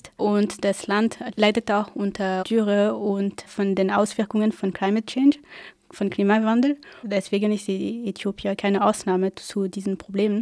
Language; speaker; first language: German; non-native, fluent; French